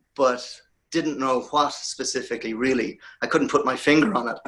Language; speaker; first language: English; native; English